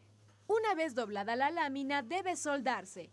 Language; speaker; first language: Spanish; native; Spanish